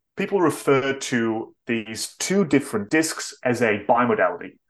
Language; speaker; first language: English; non-native, fluent; Dutch